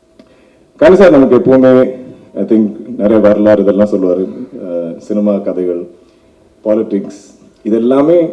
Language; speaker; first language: Tamil; non-native, local second language; Malayalam